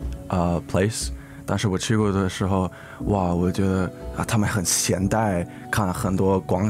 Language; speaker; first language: Chinese; early bilingual, heritage; English